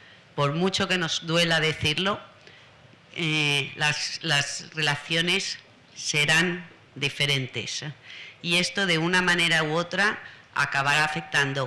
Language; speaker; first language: Spanish; native; Spanish